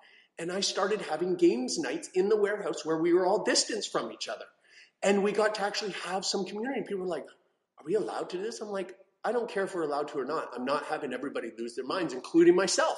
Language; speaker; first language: English; native; English